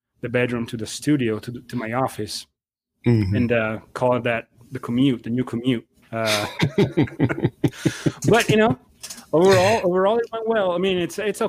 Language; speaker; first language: English; non-native, fluent; Italian